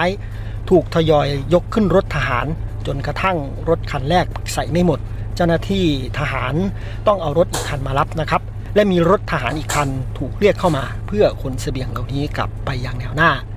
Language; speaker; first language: Thai; native; Thai